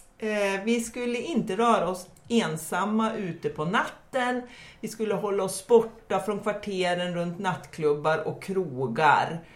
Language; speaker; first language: Swedish; native; Swedish